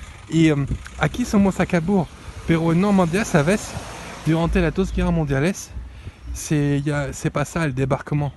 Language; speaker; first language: Spanish; non-native, learner; French